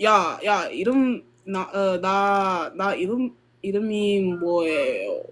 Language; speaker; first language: Korean; non-native, learner; English